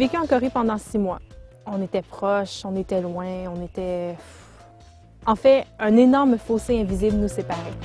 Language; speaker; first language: French; native; French